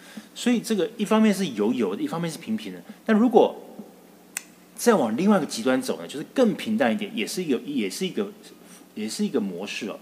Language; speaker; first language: Chinese; native; Chinese